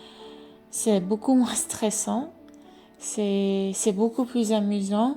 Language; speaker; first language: French; non-native, fluent; English